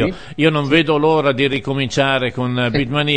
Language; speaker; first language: Italian; native; Italian